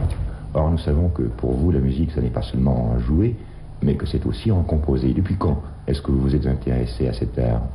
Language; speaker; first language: French; native; French